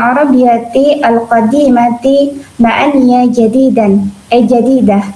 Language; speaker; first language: Arabic; non-native, learner; Indonesian